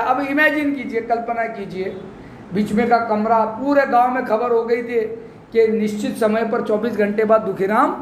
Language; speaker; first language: Hindi; non-native, local second language; Marathi